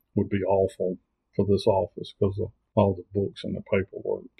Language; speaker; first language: English; native; English